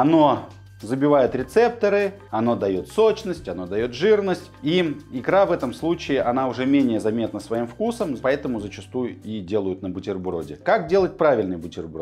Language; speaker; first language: Russian; native; Russian